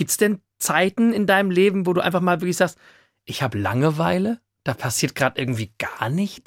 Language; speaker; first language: German; native; German